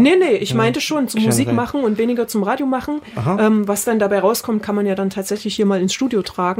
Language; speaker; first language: German; native; German